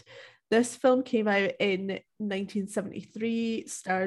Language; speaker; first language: English; native; English